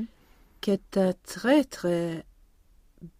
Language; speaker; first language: French; non-native, learner; Swedish